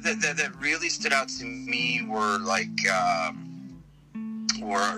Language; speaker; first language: English; native; English